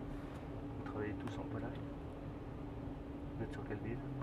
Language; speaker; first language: French; native; French